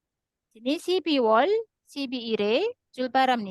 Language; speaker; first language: Korean; non-native, fluent; Indonesian